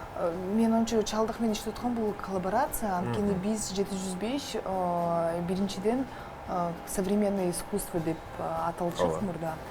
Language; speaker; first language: Kyrgyz; non-native, local second language; Russian